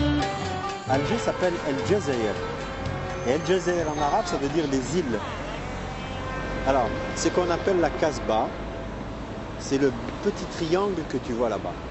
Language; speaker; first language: French; non-native, local second language; Arabic